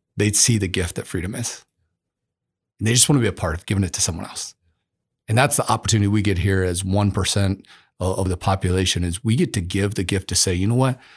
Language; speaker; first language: English; native; English